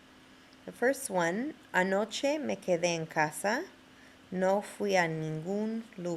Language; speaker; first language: Spanish; non-native, fluent; English